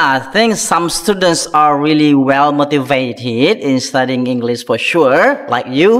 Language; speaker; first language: English; non-native, fluent; Indonesian